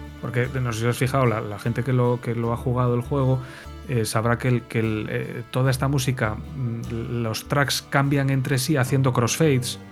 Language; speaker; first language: Spanish; native; Spanish